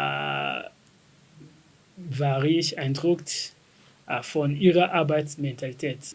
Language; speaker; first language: German; non-native, fluent; Kinyarwanda